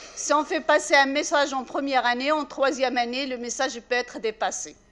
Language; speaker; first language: French; non-native, local second language; Arabic